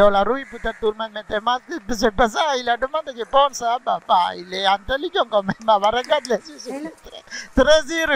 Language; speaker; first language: French; non-native, learner; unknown